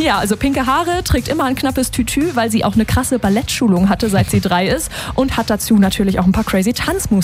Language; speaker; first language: German; native; German